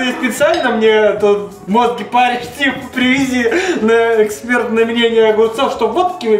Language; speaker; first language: Russian; native; Russian